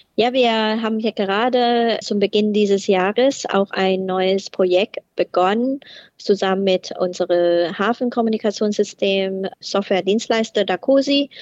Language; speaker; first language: German; non-native, fluent; Thai